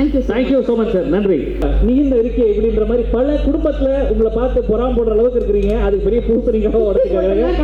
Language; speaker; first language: Tamil; native; Tamil